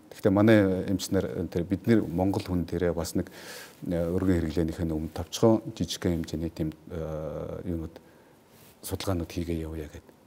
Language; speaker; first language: Mongolian; native; Mongolian